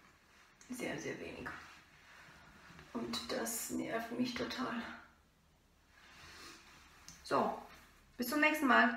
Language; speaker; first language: German; non-native, fluent; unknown